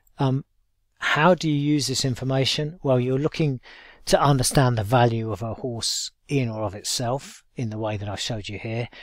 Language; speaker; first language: English; native; English